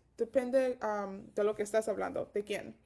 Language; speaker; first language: Spanish; early bilingual, heritage; Spanish